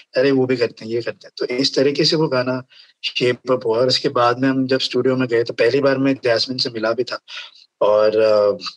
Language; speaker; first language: Hindi; native; Hindi